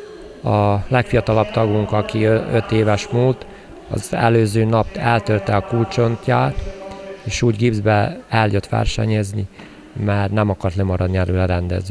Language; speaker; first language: Hungarian; native; Hungarian